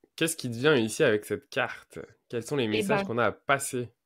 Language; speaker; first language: French; native; French